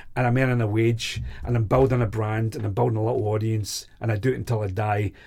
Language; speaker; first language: English; native; English